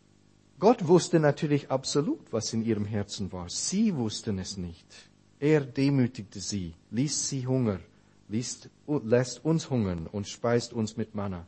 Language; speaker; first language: German; non-native, fluent; English